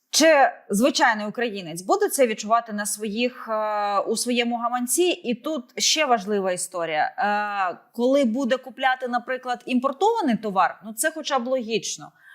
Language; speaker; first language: Ukrainian; native; Ukrainian